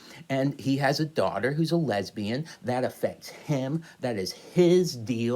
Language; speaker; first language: English; native; English